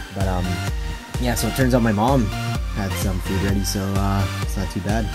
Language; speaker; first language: English; native; English